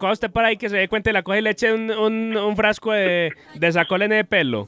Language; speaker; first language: Spanish; native; Spanish